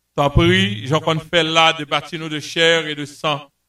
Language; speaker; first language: French; native; French